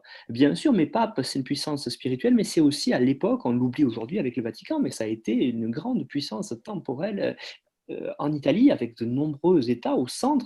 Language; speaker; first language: French; native; French